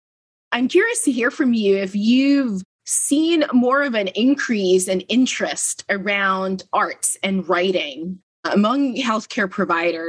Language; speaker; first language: English; non-native, local second language; Filipino